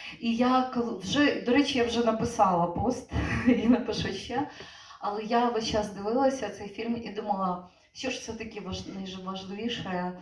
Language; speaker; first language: Ukrainian; native; Ukrainian